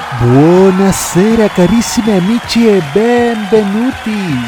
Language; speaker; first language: Italian; non-native, fluent; Spanish